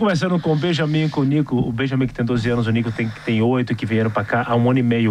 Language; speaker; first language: Portuguese; native; Portuguese